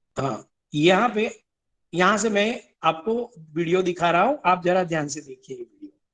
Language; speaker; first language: Hindi; non-native, local second language; Gujarati